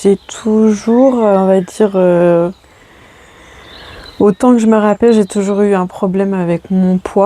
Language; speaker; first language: French; native; French